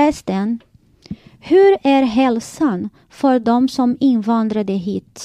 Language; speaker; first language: Swedish; non-native, fluent; Portuguese